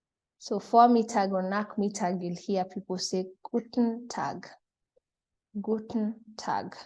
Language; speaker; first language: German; non-native, fluent; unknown